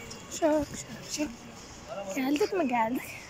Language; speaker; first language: Turkish; non-native, learner; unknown